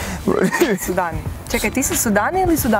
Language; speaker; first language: Croatian; native; Croatian